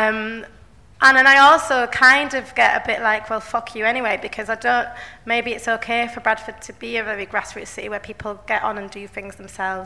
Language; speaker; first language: English; native; English